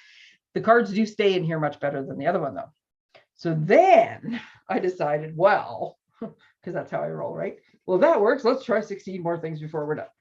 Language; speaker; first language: English; native; English